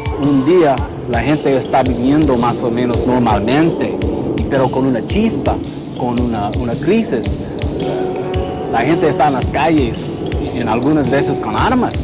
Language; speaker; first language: Spanish; non-native, fluent; English